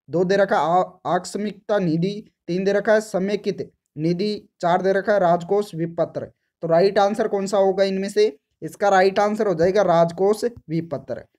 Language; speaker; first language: Hindi; native; Hindi